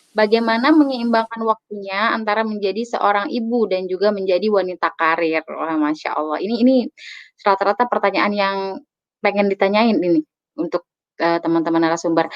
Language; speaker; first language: Indonesian; native; Indonesian